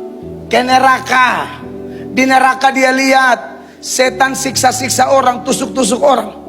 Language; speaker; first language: Indonesian; native; Indonesian